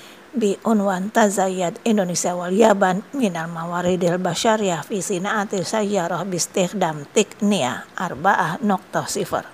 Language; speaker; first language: Arabic; non-native, fluent; Indonesian